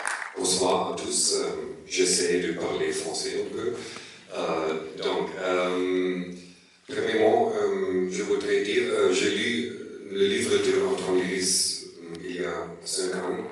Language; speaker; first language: French; non-native, learner; German